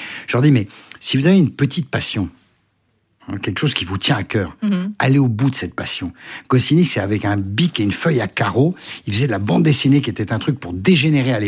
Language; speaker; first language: French; native; French